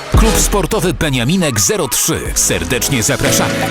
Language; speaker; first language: Polish; native; Polish